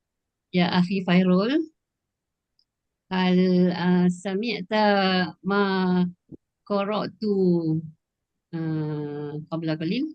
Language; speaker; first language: Arabic; non-native, learner; Malay